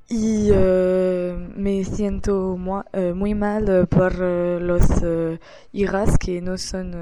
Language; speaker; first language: Spanish; non-native, learner; French